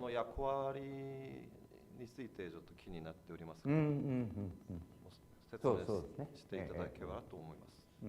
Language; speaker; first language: Japanese; non-native, fluent; Korean